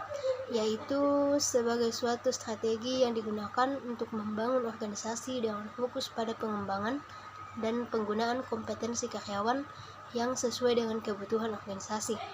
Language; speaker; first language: Indonesian; native; Indonesian